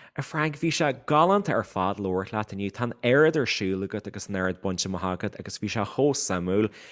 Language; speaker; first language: Irish; native; Irish